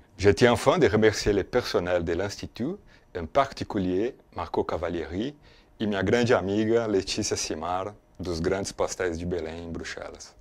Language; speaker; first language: French; non-native, fluent; Portuguese